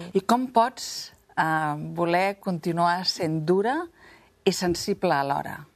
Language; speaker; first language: Catalan; native; Catalan